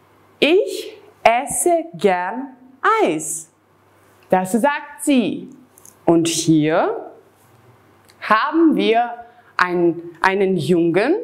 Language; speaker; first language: German; non-native, fluent; Serbian